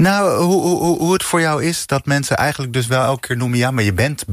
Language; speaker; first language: Dutch; native; Dutch